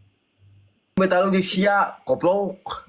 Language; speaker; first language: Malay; non-native, local second language; Sundanese